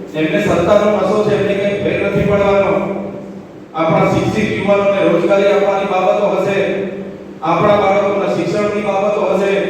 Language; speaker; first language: Gujarati; non-native, local second language; Vasavi